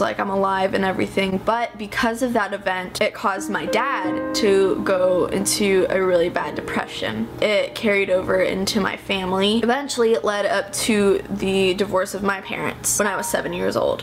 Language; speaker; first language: English; native; English